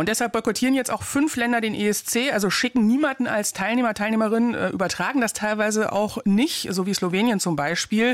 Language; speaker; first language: German; native; German